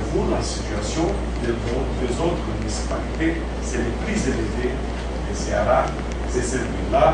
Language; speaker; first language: French; non-native, fluent; Portuguese